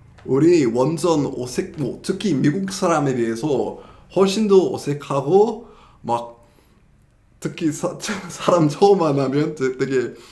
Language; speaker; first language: Korean; non-native, fluent; English